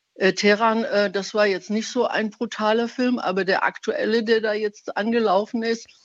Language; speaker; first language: German; non-native, fluent; Persian